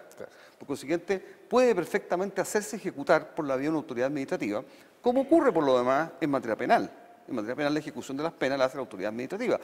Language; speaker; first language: Spanish; native; Spanish